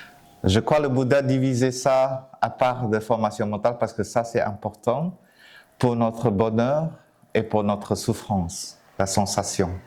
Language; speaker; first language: French; non-native, fluent; Vietnamese